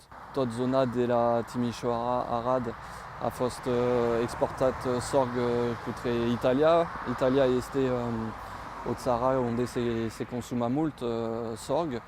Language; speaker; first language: Romanian; non-native, fluent; French